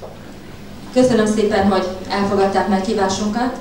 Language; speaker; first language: Hungarian; native; Hungarian